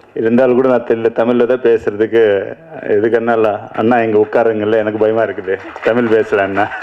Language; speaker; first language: Tamil; non-native, learner; Telugu